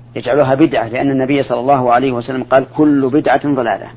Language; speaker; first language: Arabic; native; Arabic